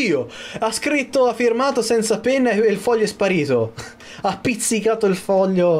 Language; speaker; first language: Italian; native; Italian